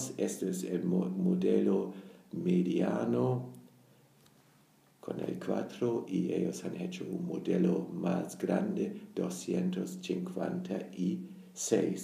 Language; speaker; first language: Spanish; non-native, fluent; German